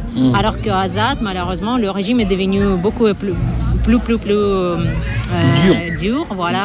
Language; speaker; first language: French; non-native, fluent; Russian